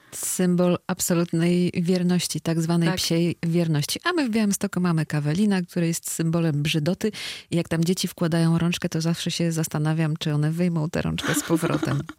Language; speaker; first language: Polish; native; Polish